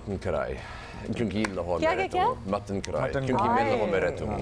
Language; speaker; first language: Hindi; non-native, learner; English